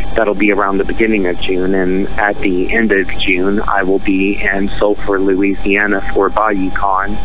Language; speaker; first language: English; native; English